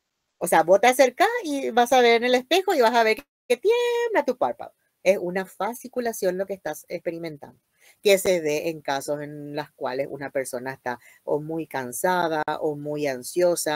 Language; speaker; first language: Spanish; native; Spanish